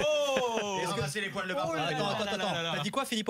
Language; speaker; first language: French; native; French